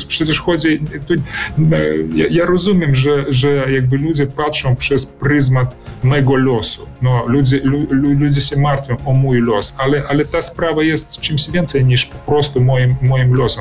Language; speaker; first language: Polish; early bilingual, heritage; Polish